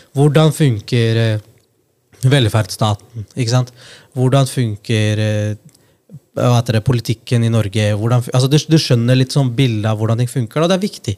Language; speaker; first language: Norwegian; early bilingual, other home language; Punjabi